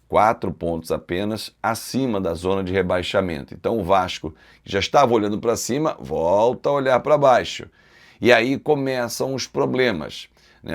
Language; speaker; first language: Portuguese; native; Portuguese